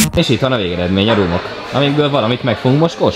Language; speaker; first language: Hungarian; native; Hungarian